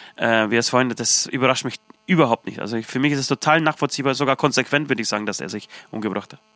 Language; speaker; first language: German; native; German